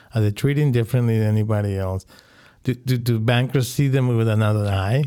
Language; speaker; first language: English; non-native, fluent; Spanish